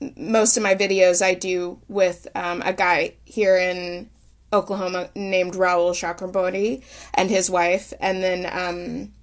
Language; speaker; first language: English; native; English